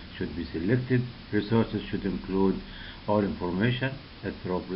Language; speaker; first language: English; non-native, local second language; Arabic